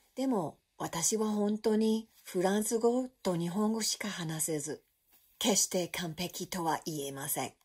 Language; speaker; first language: Japanese; non-native, learner; English